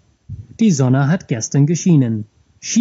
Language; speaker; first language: German; non-native, fluent; English